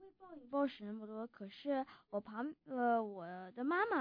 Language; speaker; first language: Chinese; early bilingual, heritage; Chinese